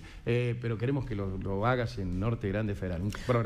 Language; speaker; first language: Spanish; native; Spanish